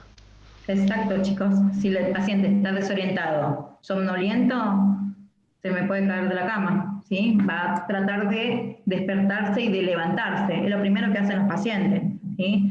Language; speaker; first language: Spanish; native; Spanish